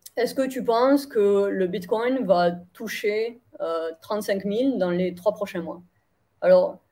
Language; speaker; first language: French; native; French